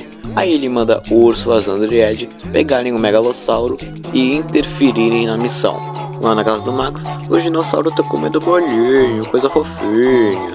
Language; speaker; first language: Portuguese; native; Portuguese